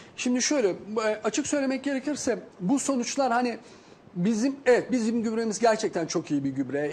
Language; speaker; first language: Turkish; native; Turkish